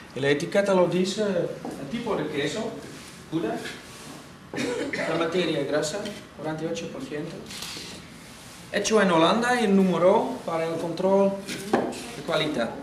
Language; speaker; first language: Spanish; non-native, fluent; Dutch